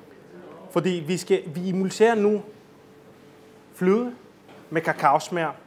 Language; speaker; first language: Danish; non-native, fluent; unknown